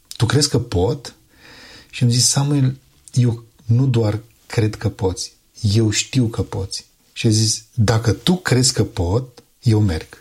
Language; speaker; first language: Romanian; native; Romanian